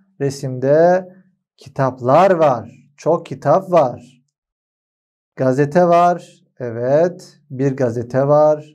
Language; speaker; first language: Turkish; non-native, fluent; Arabic